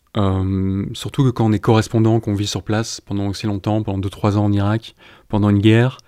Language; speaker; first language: French; native; French